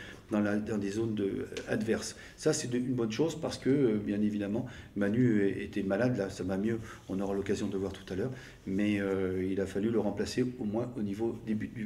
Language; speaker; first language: French; native; French